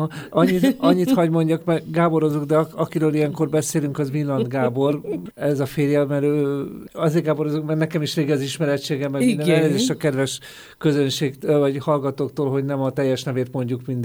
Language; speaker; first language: Hungarian; native; Hungarian